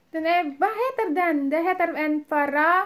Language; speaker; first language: Swedish; non-native, learner; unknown